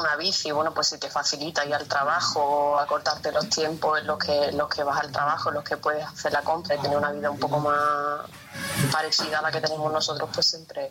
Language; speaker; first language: Spanish; native; Spanish